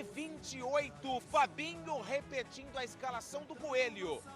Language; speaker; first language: Portuguese; native; Portuguese